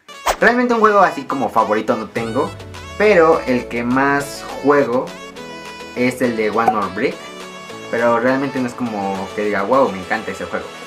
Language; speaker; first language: Spanish; native; Spanish